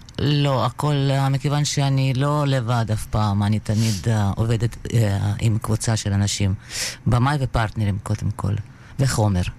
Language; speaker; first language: Hebrew; non-native, fluent; Russian